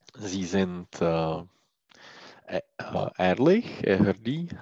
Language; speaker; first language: German; non-native, learner; Czech